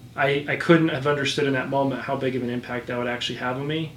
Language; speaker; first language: English; native; English